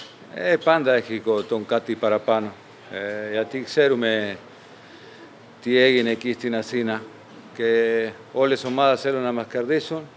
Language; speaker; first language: Greek; non-native, fluent; Spanish